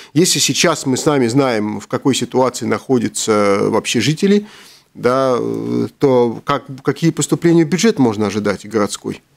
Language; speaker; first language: Russian; native; Russian